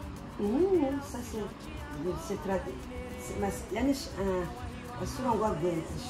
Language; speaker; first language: French; non-native, local second language; Comorian